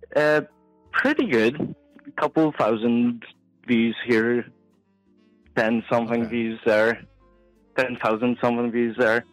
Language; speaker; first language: English; non-native, fluent; Polish